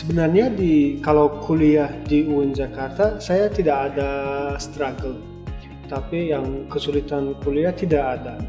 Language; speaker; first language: Indonesian; non-native, fluent; Turkmen